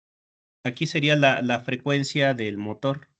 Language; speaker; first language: Spanish; native; Spanish